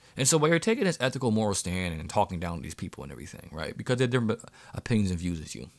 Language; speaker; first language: English; native; English